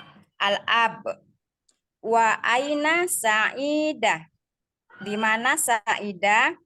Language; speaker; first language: Arabic; non-native, learner; Indonesian